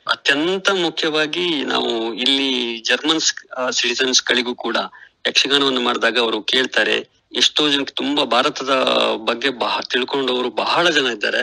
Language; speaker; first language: Kannada; native; Kannada